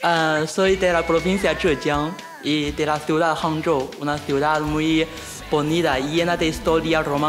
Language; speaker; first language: Spanish; non-native, fluent; Chinese